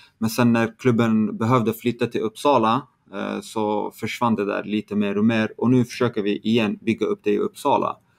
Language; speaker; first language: Swedish; early bilingual, other home language; Kurdish